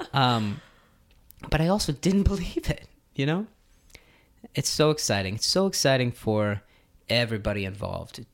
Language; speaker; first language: English; early bilingual, other home language; Hindi